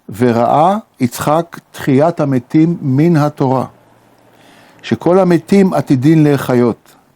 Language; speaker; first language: Hebrew; native; Hebrew